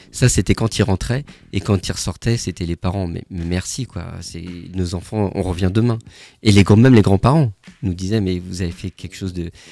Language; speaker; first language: French; native; French